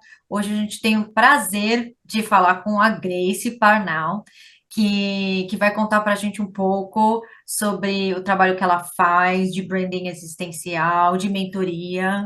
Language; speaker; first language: Portuguese; native; Portuguese